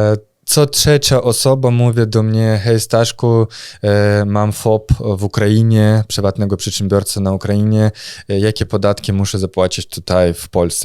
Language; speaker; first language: Polish; non-native, fluent; Russian